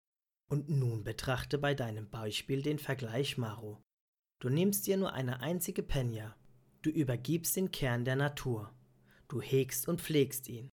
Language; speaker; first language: German; native; German